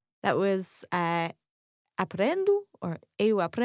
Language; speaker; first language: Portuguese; non-native, learner; English